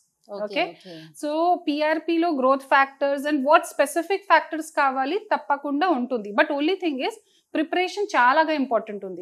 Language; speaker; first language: Telugu; non-native, fluent; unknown